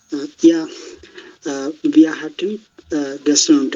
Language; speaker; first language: German; non-native, learner; Bangla